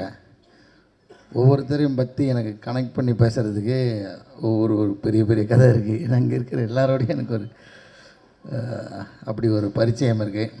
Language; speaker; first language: Tamil; native; Tamil